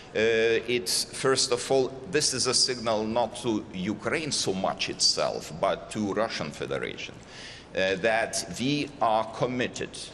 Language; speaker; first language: English; non-native, fluent; Lithuanian